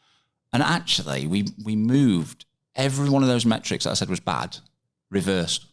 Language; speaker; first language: English; native; English